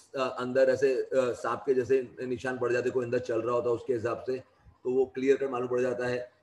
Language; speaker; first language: Hindi; non-native, local second language; Gujarati